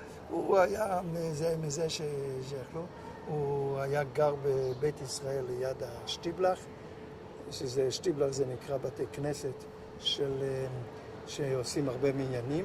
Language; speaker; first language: Hebrew; non-native, local second language; Yiddish